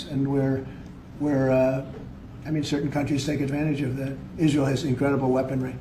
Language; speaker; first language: English; native; English